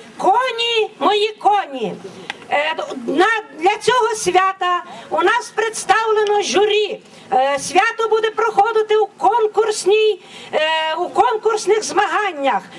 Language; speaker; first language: Ukrainian; native; Ukrainian